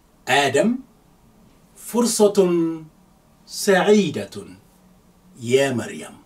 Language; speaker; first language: Arabic; non-native, fluent; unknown